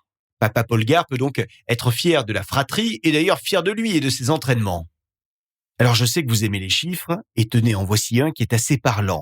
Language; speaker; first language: French; native; French